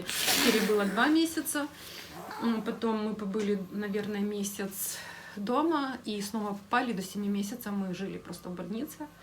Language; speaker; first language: Russian; non-native, local second language; Ukrainian